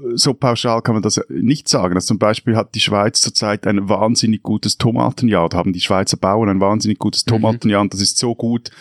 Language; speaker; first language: German; native; German